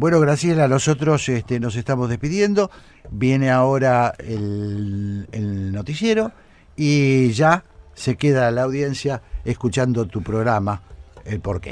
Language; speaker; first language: Spanish; native; Spanish